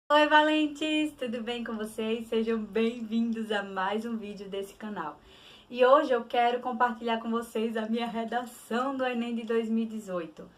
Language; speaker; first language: Portuguese; native; Portuguese